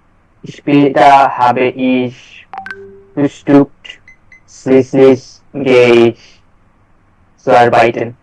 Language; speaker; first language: German; non-native, learner; Bangla